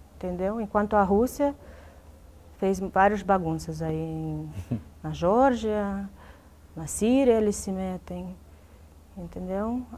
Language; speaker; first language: Portuguese; non-native, fluent; Ukrainian